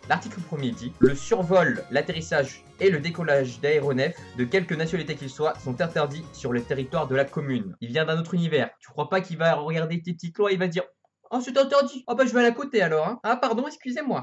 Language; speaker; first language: French; native; French